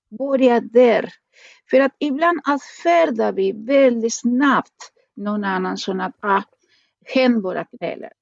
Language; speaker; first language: Swedish; non-native, fluent; Spanish